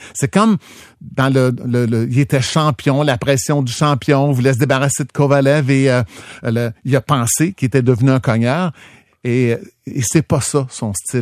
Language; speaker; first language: French; native; French